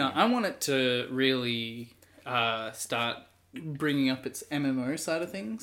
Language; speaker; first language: English; native; English